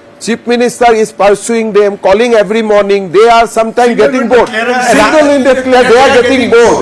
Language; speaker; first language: English; non-native, local second language; Assamese